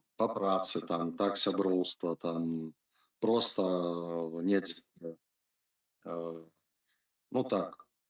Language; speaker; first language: Belarusian; non-native, local second language; Russian